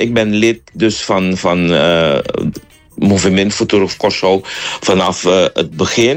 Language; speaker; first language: Dutch; non-native, local second language; Papiamento